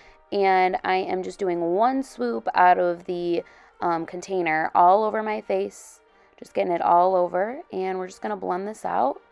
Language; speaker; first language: English; native; English